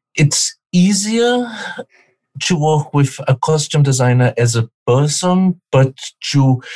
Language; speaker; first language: English; non-native, fluent; Portuguese